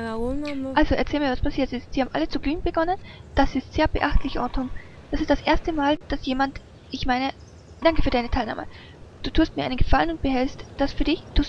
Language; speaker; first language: German; native; German